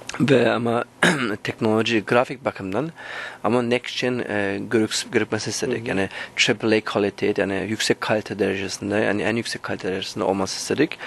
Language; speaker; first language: Turkish; early bilingual, heritage; Turkish